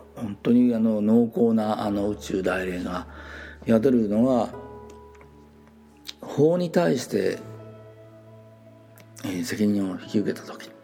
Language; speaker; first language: Japanese; native; Japanese